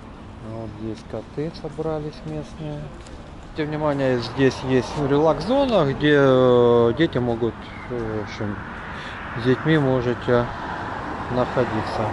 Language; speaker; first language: Russian; native; Russian